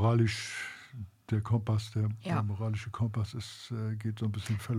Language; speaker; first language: German; native; German